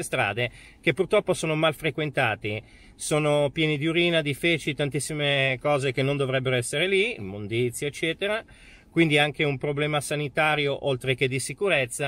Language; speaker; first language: Italian; native; Italian